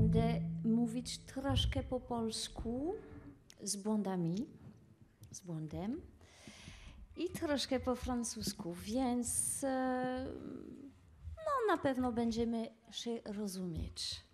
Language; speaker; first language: Polish; non-native, learner; French